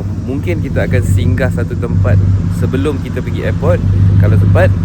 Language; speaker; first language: Malay; native; Malay